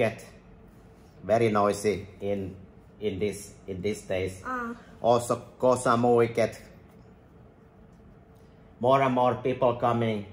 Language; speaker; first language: English; non-native, fluent; Finnish